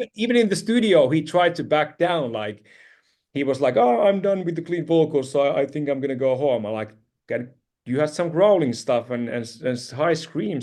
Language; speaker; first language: English; non-native, fluent; Finnish